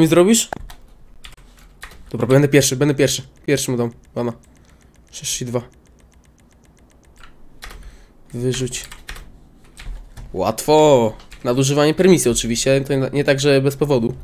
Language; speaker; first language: Polish; native; Polish